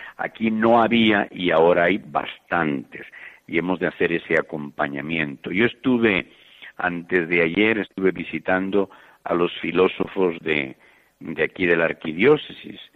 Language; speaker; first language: Spanish; native; Spanish